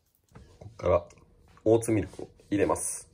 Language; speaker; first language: Japanese; native; Japanese